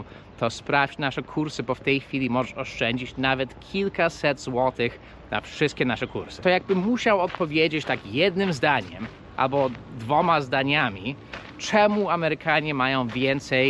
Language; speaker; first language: Polish; non-native, fluent; English